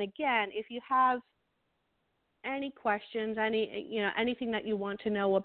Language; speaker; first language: English; native; English